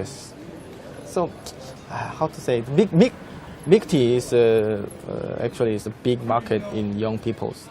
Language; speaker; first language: English; non-native, fluent; Korean